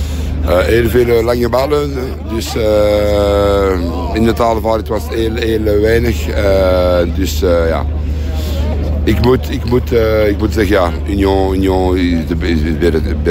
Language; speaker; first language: Dutch; non-native, local second language; French